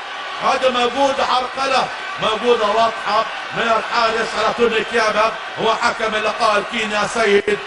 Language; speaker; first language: Arabic; native; Arabic